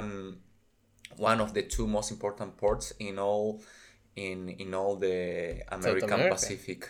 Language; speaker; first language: English; non-native, learner; Spanish